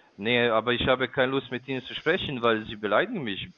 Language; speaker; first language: German; non-native, learner; Slovak